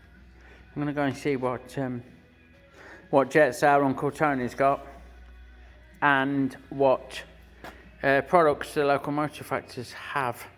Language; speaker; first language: English; native; English